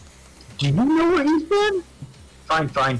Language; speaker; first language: English; native; English